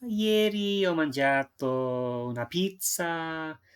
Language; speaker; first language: Italian; non-native, fluent; English